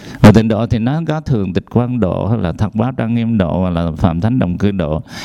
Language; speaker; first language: Vietnamese; native; Vietnamese